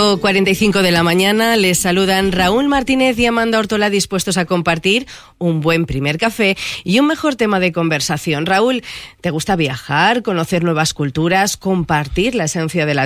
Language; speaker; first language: Spanish; native; Spanish